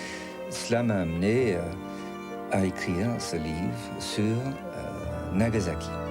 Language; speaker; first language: French; non-native, fluent; English